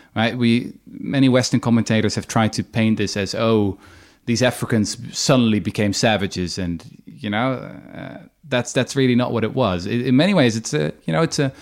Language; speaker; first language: English; non-native, fluent; Dutch